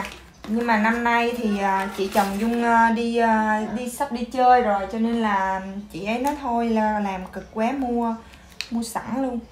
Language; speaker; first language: Vietnamese; native; Vietnamese